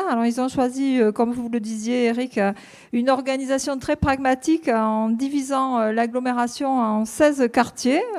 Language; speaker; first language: French; native; French